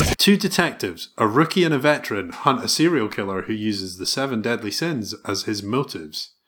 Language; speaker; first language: English; native; English